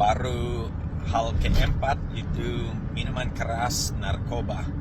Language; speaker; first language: Indonesian; non-native, fluent; English